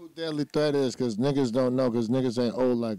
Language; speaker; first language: English; native; English